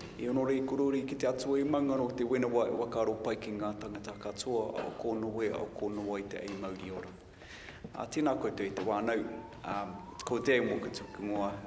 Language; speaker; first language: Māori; non-native, local second language; English